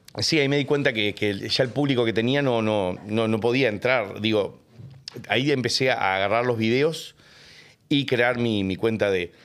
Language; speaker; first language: Spanish; native; Spanish